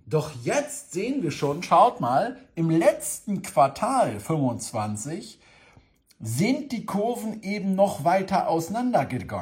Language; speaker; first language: German; native; German